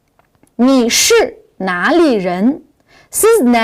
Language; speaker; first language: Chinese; non-native, local second language; Uyghur